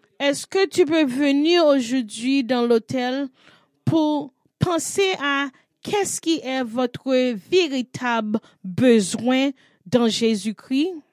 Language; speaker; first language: French; non-native, learner; English